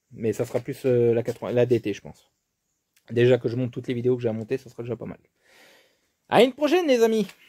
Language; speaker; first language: French; native; French